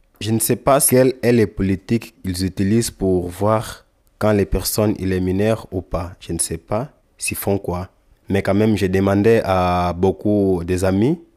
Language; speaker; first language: French; non-native, learner; Lingala